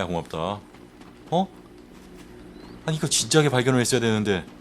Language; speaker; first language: Korean; native; Korean